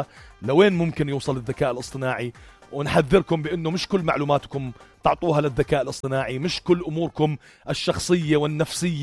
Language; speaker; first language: Arabic; native; Arabic